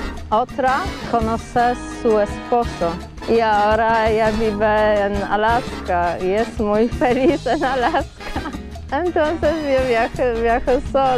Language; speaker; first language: Spanish; non-native, learner; Polish